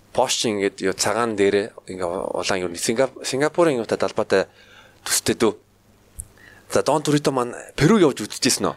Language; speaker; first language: Mongolian; native; Mongolian